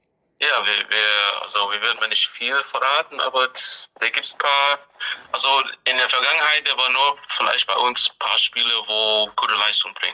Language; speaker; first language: German; non-native, fluent; English